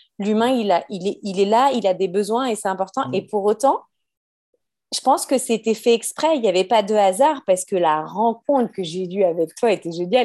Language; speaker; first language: French; native; French